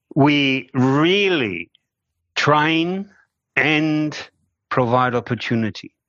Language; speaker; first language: English; non-native, fluent; German